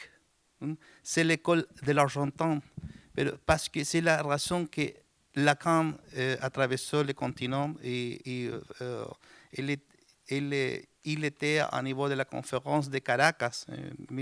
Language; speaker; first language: French; non-native, learner; Spanish